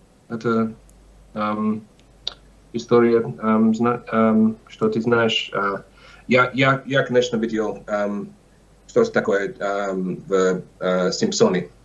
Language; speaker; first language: Russian; non-native, learner; English